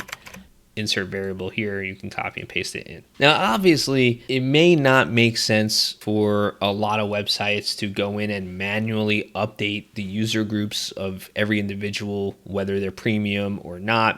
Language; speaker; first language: English; native; English